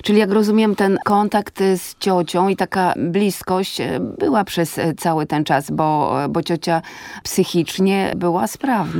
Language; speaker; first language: Polish; native; Polish